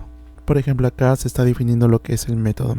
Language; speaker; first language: Spanish; native; Spanish